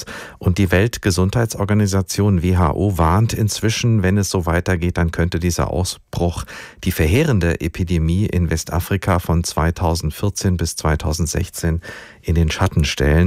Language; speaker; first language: German; native; German